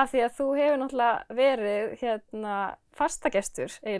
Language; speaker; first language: Icelandic; native; Icelandic